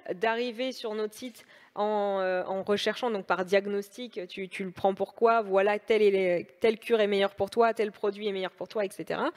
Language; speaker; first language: French; native; French